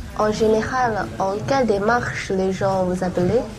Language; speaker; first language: French; non-native, learner; Chinese